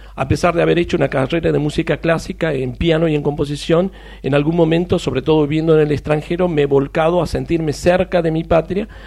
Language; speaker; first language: Spanish; native; Spanish